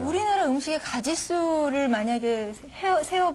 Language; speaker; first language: Korean; native; Korean